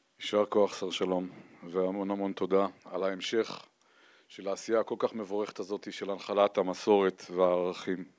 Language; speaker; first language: Hebrew; native; Hebrew